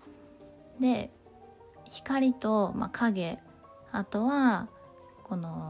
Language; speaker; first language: Japanese; native; Japanese